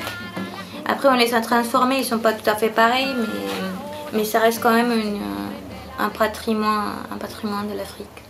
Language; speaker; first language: French; non-native, fluent; Spanish